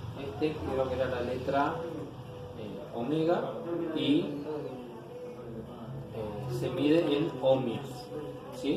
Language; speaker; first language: Spanish; native; Spanish